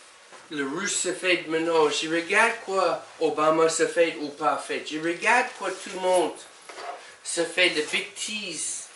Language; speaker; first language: French; non-native, learner; English